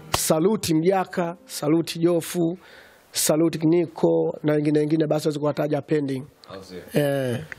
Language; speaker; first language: Swahili; native; Swahili